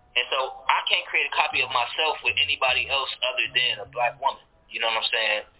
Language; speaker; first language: English; native; English